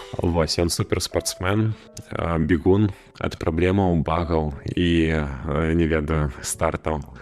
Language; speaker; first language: Belarusian; non-native, local second language; Russian